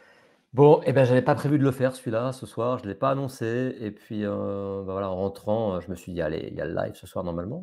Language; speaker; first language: French; native; French